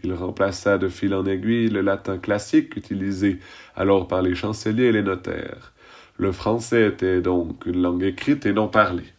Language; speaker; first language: French; native; French